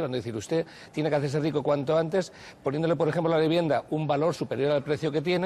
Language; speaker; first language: Spanish; native; Spanish